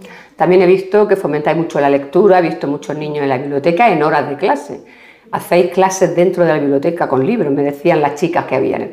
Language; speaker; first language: Spanish; native; Spanish